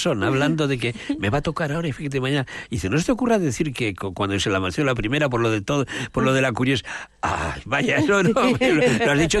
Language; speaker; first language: Spanish; native; Spanish